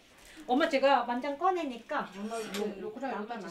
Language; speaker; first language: Korean; non-native, fluent; Vietnamese